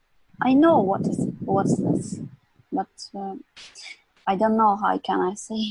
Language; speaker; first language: English; non-native, learner; Arabic